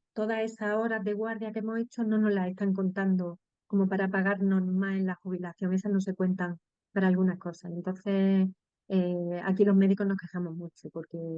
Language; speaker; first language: Spanish; native; Spanish